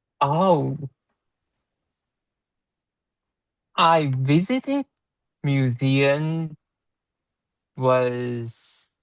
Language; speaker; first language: English; non-native, learner; Chinese